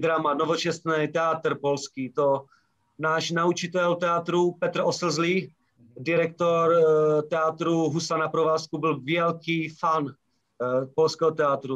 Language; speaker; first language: Polish; non-native, learner; Czech